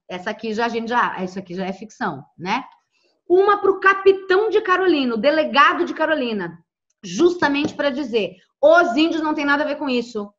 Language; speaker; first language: Portuguese; native; Portuguese